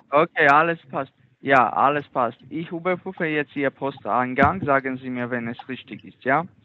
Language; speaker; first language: German; non-native, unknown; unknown